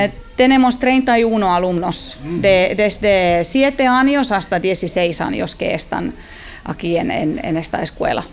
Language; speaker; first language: Spanish; non-native, learner; Finnish